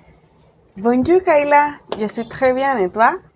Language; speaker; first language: French; non-native, learner; Spanish